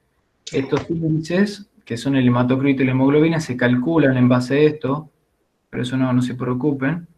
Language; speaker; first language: Spanish; native; Spanish